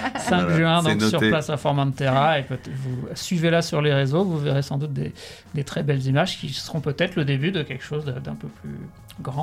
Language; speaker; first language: French; native; French